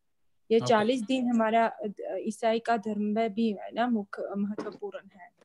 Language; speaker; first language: Hindi; non-native, learner; Armenian